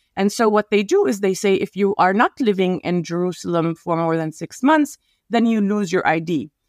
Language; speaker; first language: English; non-native, fluent; Arabic